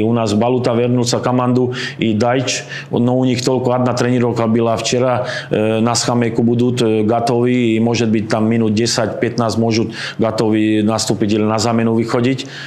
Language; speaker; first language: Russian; non-native, learner; Slovak